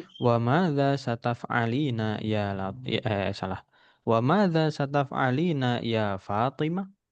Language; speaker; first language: Arabic; non-native, fluent; Indonesian